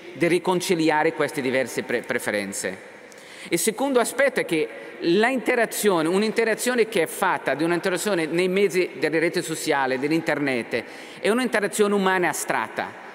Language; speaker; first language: Italian; non-native, fluent; Portuguese